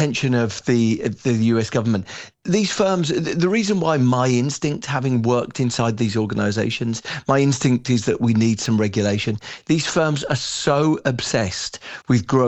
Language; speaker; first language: English; native; English